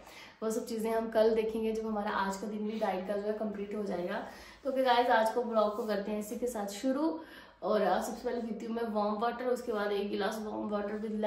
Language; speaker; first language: Hindi; native; Hindi